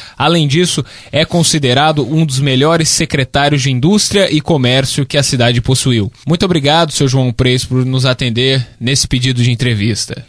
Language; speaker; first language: Portuguese; native; Portuguese